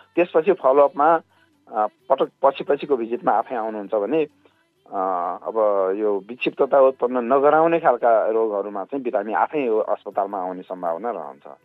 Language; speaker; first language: Nepali; native; Nepali